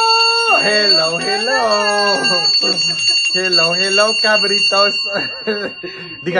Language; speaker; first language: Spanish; non-native, fluent; Polish